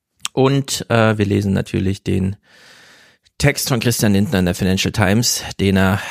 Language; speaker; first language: German; native; German